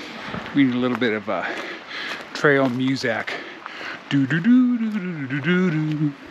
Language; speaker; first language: English; native; English